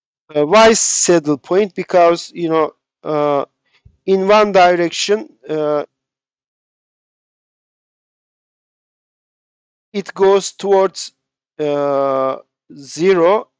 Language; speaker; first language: English; non-native, fluent; Turkish